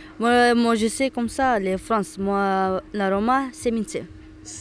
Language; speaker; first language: French; non-native, learner; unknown